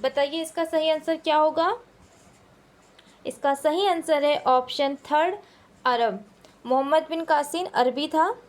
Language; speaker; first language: Hindi; native; Hindi